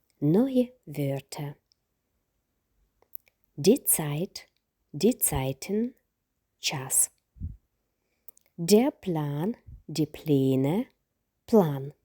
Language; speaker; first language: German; non-native, fluent; Ukrainian